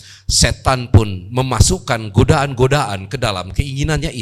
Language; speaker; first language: Indonesian; native; Indonesian